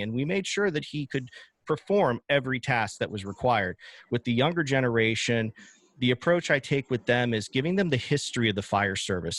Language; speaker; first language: English; native; English